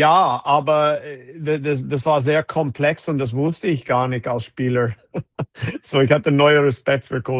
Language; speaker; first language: German; non-native, fluent; English